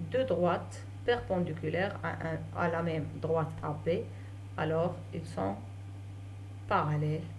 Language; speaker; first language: French; non-native, local second language; Arabic